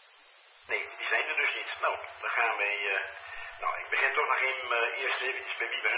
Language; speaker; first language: Dutch; native; Dutch